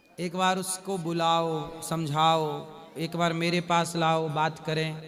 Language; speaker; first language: Hindi; native; Hindi